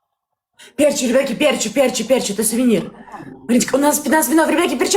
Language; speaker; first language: Russian; native; Russian